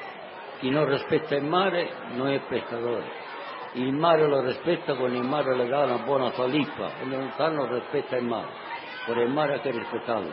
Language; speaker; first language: Italian; non-native, learner; Sicilian